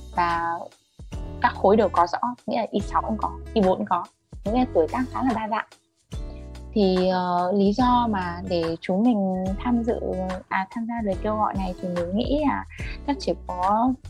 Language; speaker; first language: Vietnamese; native; Vietnamese